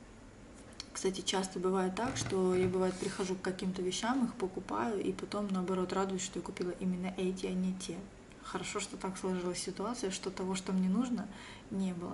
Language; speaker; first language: Russian; native; Russian